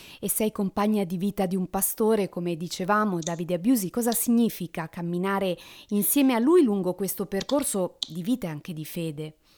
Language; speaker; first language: Italian; native; Italian